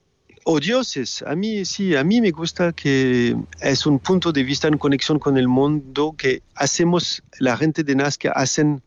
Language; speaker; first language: Spanish; non-native, fluent; French